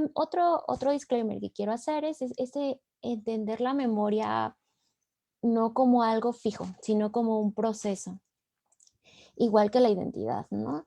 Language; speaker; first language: Spanish; native; Spanish